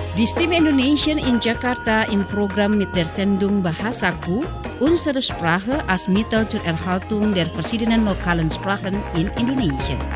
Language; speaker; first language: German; non-native, fluent; Indonesian